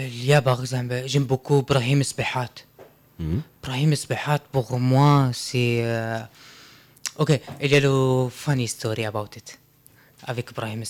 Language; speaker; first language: French; non-native, learner; Arabic